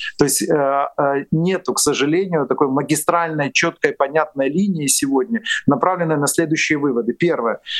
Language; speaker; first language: Russian; non-native, local second language; Ukrainian